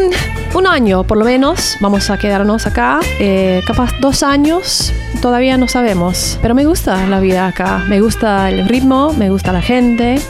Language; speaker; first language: Spanish; non-native, learner; English